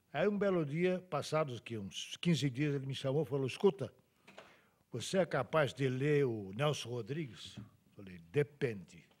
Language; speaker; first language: Portuguese; native; Portuguese